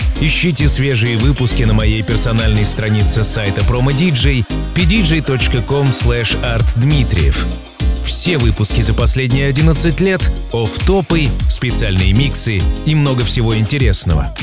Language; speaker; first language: Russian; native; Russian